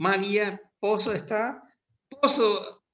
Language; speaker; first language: Spanish; native; Spanish